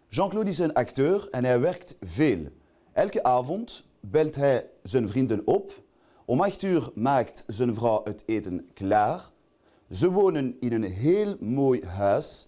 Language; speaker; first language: Dutch; non-native, local second language; French